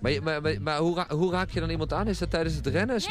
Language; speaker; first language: Dutch; native; Dutch